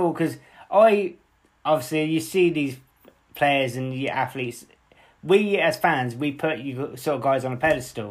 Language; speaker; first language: English; native; English